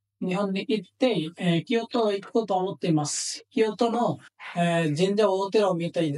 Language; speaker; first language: Japanese; non-native, learner; Bangla